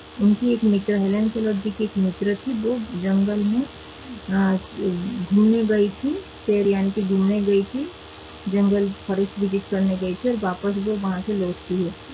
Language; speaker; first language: Hindi; non-native, local second language; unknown